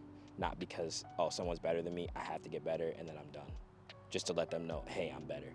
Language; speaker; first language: English; native; English